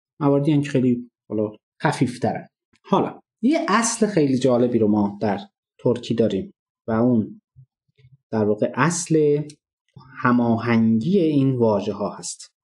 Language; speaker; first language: Persian; non-native, local second language; Azerbaijani